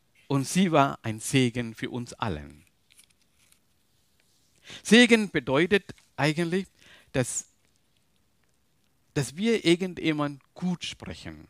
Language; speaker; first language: German; non-native, learner; Tamil